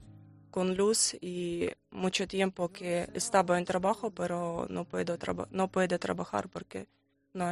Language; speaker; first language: Spanish; non-native, learner; Ukrainian